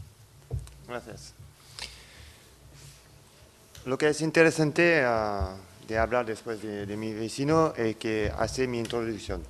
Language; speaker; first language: Spanish; non-native, fluent; French